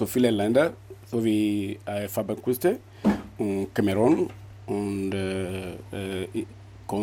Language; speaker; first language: German; non-native, learner; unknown